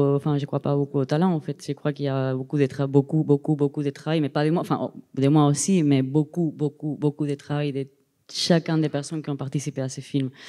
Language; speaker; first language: French; non-native, fluent; Spanish